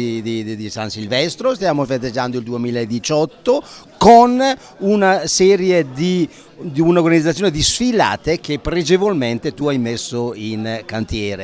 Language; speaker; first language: Italian; native; Italian